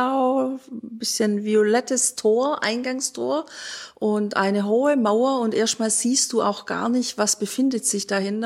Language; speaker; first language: German; native; German